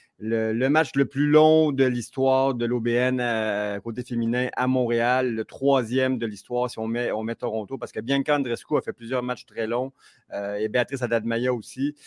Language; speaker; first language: French; native; French